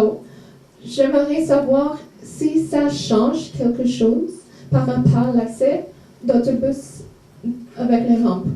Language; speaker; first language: French; non-native, fluent; English